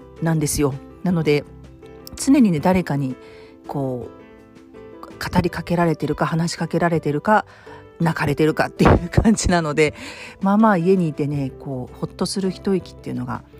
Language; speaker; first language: Japanese; native; Japanese